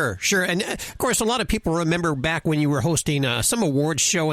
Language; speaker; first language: English; native; English